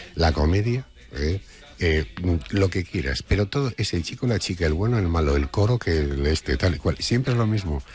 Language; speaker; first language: Spanish; native; Spanish